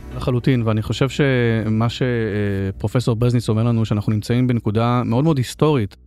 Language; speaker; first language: Hebrew; native; Hebrew